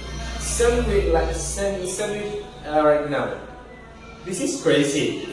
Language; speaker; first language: English; non-native, learner; Indonesian